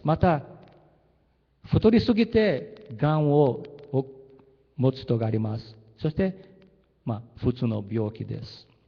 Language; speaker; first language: Japanese; early bilingual, heritage; Japanese